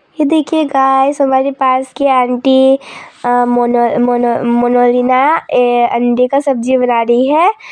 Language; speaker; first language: Hindi; non-native, local second language; Manipuri